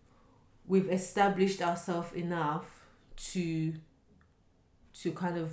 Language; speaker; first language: English; non-native, local second language; Yoruba